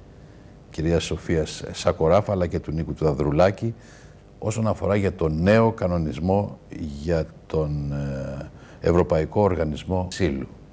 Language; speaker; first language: Greek; native; Greek